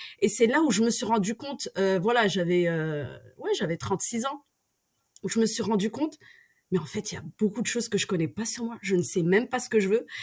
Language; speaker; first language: French; early bilingual, other home language; Arabic